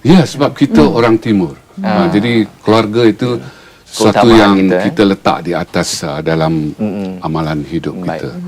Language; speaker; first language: Malay; native; Malay